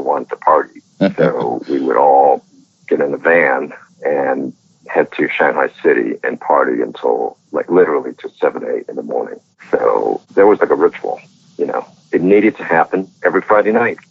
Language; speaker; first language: English; non-native, local second language; Cantonese